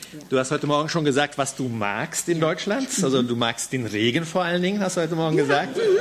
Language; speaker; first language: German; native; German